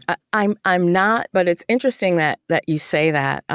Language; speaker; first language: English; native; English